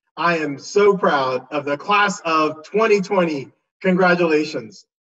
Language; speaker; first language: English; native; English